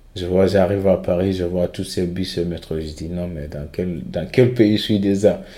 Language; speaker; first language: French; non-native, local second language; Fula